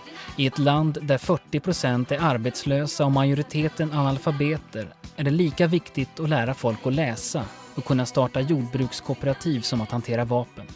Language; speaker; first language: Swedish; native; Swedish